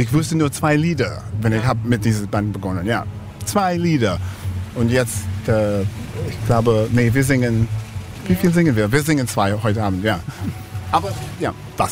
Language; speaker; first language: German; non-native, learner; English